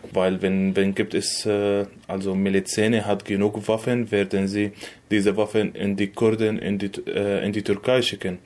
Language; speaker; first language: German; non-native, fluent; Arabic